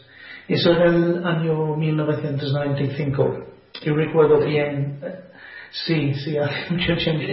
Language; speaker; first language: Spanish; non-native, fluent; English